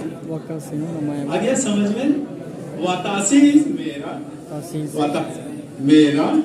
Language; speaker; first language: Hindi; native; Hindi